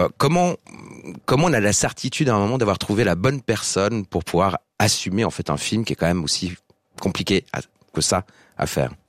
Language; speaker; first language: French; native; French